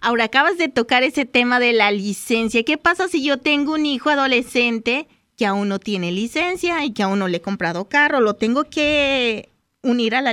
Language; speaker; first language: Spanish; native; Spanish